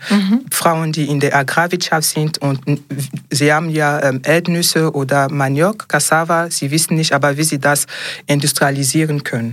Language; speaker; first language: German; non-native, fluent; French